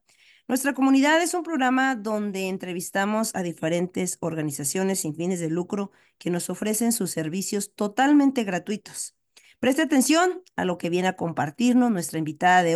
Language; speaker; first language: Spanish; native; Spanish